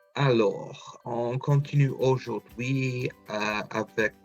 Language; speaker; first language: French; non-native, fluent; English